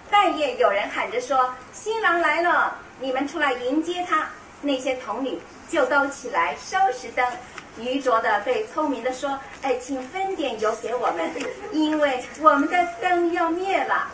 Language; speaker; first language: Chinese; native; Chinese